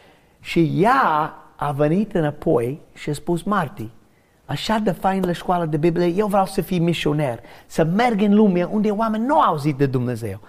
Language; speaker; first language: Romanian; non-native, learner; English